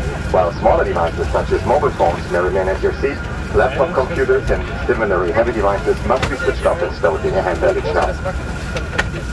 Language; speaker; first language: English; non-native, fluent; German